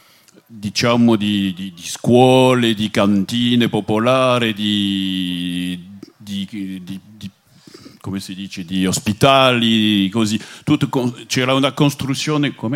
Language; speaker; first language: Italian; non-native, fluent; French